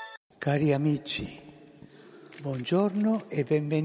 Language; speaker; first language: Italian; non-native, fluent; Spanish